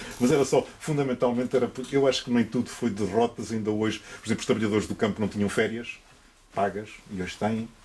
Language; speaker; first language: Portuguese; native; Portuguese